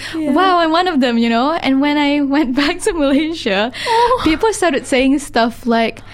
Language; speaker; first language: English; early bilingual, other home language; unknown